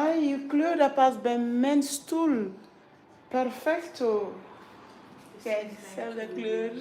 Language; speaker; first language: Dutch; non-native, fluent; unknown